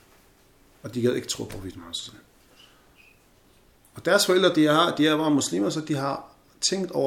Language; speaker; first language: Danish; non-native, fluent; Arabic